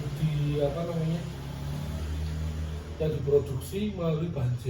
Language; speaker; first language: Indonesian; native; Indonesian